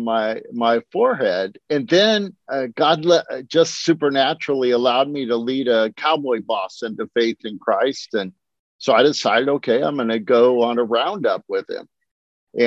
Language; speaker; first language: English; native; English